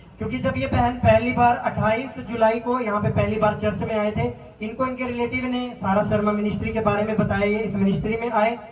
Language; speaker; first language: Hindi; native; Hindi